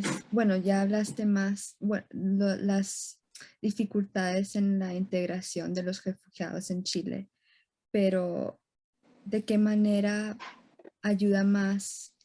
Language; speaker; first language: Spanish; early bilingual, heritage; Spanish